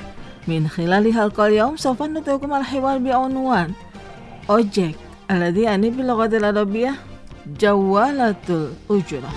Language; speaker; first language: Arabic; non-native, fluent; Indonesian